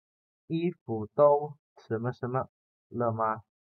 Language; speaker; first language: Chinese; non-native, fluent; Indonesian